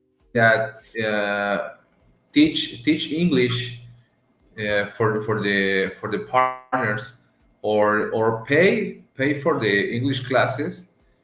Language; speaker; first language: English; non-native, learner; Spanish